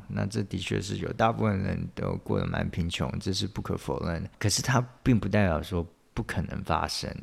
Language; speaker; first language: Chinese; native; Chinese